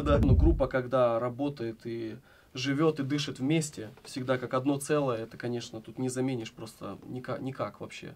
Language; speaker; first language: Russian; native; Russian